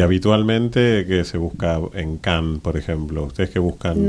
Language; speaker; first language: Spanish; native; Spanish